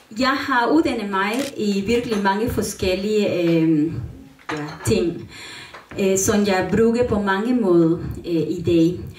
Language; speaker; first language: Danish; non-native, learner; Spanish